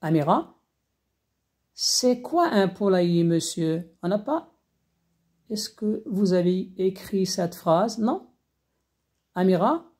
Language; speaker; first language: French; non-native, local second language; Arabic